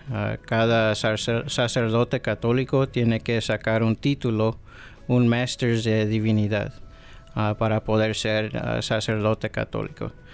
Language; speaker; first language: Spanish; early bilingual, heritage; Spanish